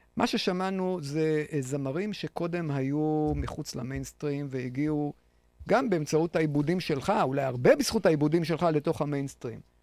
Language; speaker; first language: Hebrew; native; Hebrew